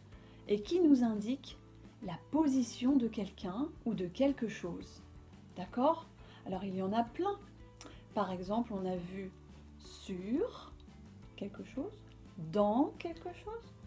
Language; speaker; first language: French; native; French